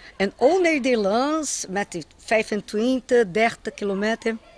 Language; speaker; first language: Dutch; non-native, learner; Portuguese